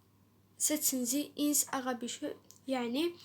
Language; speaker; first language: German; non-native, learner; Arabic